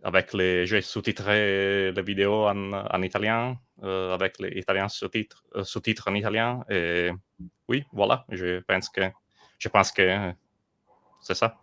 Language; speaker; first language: French; non-native, learner; Italian